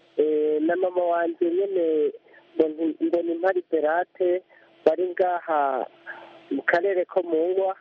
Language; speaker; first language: Rundi; native; Rundi